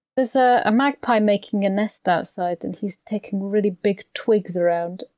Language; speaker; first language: English; native; English